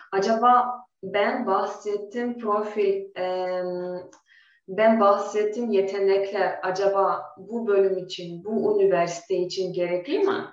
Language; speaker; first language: Turkish; non-native, fluent; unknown